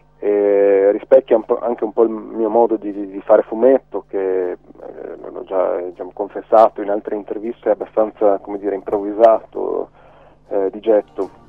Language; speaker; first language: Italian; native; Italian